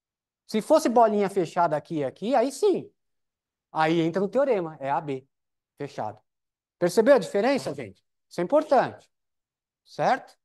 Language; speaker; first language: Portuguese; native; Portuguese